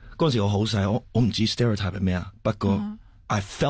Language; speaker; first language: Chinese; early bilingual, heritage; Cantonese